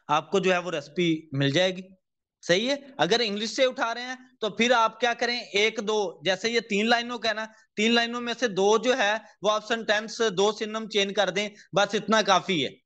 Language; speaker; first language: Urdu; native; Urdu